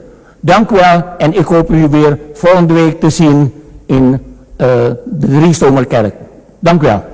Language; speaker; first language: Dutch; non-native, fluent; Indonesian